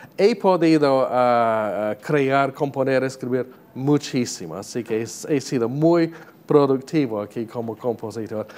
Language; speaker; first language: Spanish; non-native, fluent; English